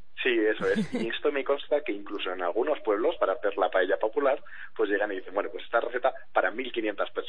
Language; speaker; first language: Spanish; native; Spanish